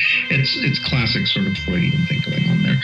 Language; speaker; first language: English; native; English